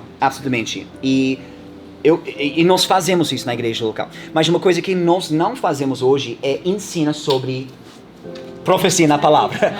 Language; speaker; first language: Portuguese; non-native, fluent; English